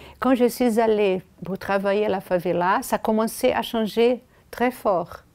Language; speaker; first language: French; non-native, fluent; Portuguese